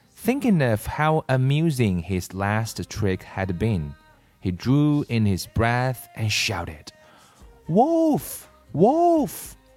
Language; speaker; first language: English; non-native, fluent; Chinese